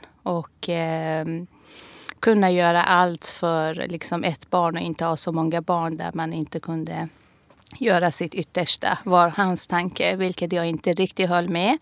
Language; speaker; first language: Swedish; non-native, fluent; Persian